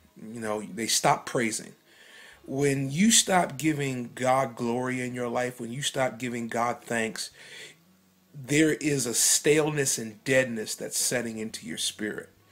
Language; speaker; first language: English; native; English